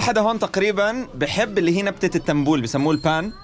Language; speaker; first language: Arabic; native; Arabic